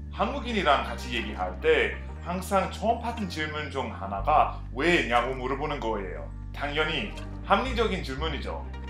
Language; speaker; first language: Korean; non-native, fluent; English